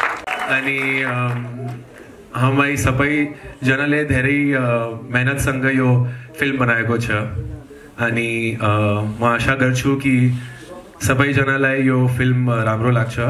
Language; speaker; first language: Nepali; early bilingual, heritage; Nepali